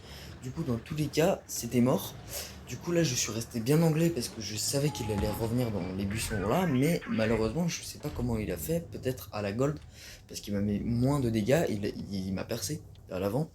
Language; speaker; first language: French; native; French